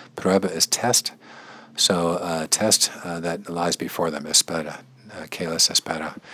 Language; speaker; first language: Spanish; non-native, learner; English